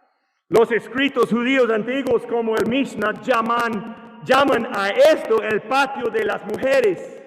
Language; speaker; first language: Spanish; non-native, learner; English